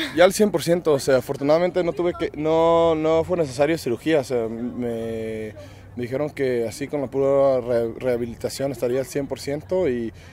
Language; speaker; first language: Spanish; early bilingual, other home language; English